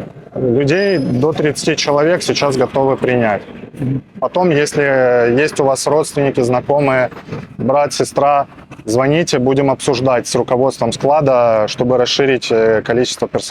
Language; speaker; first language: Russian; native; Russian